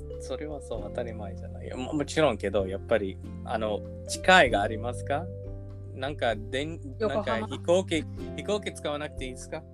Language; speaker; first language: Japanese; non-native, learner; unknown